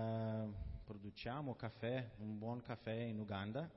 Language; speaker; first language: Italian; non-native, fluent; Portuguese